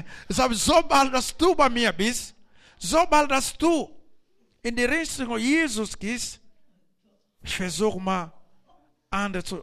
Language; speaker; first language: German; non-native, learner; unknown